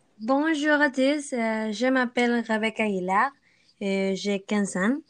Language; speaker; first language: French; non-native, learner; Spanish